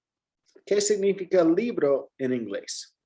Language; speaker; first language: Spanish; non-native, fluent; English